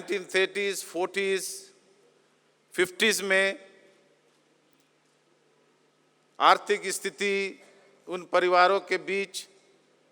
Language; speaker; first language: Hindi; native; Hindi